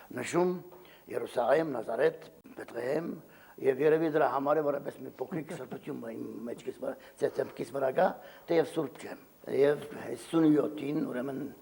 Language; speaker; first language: Armenian; early bilingual, heritage; Armenian